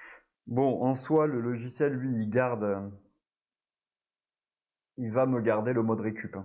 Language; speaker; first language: French; native; French